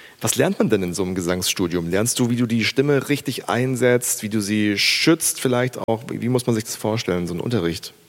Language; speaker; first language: German; native; German